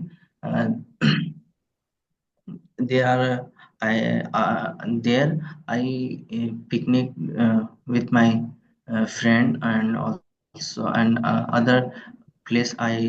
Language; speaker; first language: English; non-native, learner; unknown